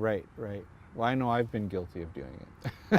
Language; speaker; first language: English; native; English